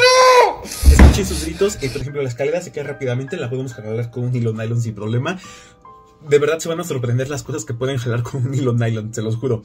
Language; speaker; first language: Spanish; native; Spanish